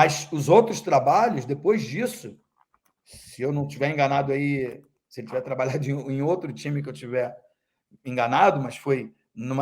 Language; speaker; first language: Portuguese; native; Portuguese